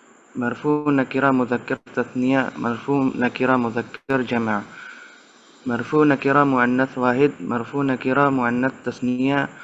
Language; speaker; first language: Arabic; non-native, learner; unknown